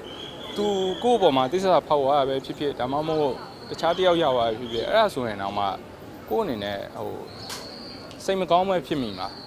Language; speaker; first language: Burmese; native; Burmese